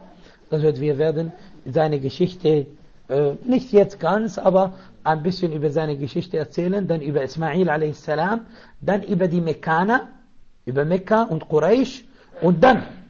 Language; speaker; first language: German; non-native, fluent; Arabic